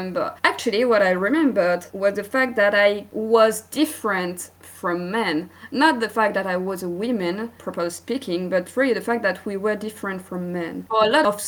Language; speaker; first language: English; non-native, fluent; French